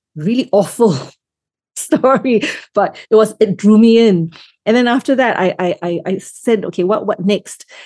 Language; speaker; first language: English; native; English